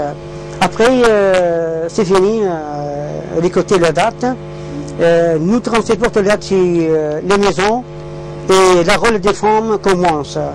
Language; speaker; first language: French; non-native, learner; Arabic